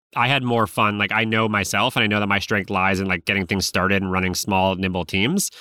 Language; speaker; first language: English; native; English